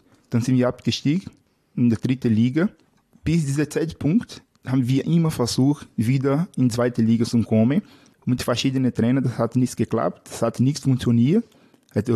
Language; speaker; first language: German; non-native, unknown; Portuguese